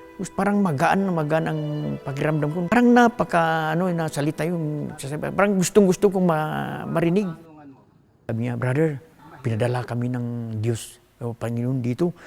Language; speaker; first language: Filipino; non-native, local second language; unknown